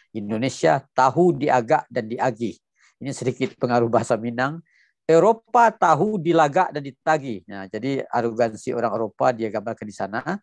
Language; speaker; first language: Indonesian; non-native, local second language; Minangkabau